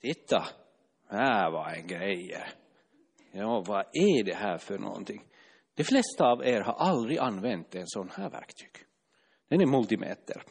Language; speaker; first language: Swedish; non-native, fluent; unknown